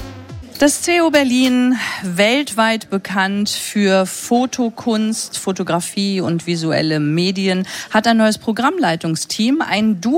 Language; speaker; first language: German; native; German